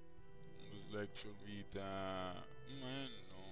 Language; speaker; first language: German; native; German